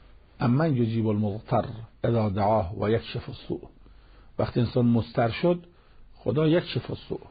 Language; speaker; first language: Persian; native; Persian